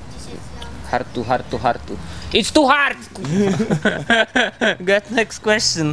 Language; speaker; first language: English; non-native, learner; Polish